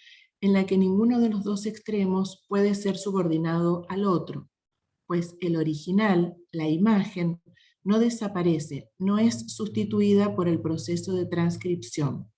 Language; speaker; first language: Spanish; native; Spanish